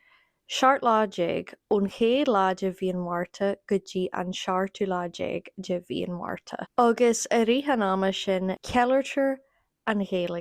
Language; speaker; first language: Irish; non-native, local second language; English